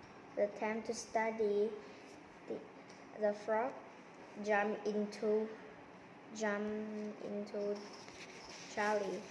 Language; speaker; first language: English; non-native, learner; Vietnamese